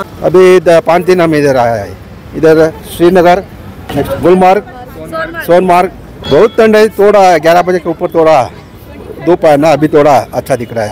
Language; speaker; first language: Hindi; non-native, local second language; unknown